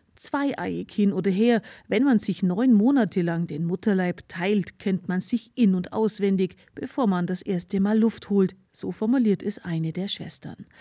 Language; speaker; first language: German; native; German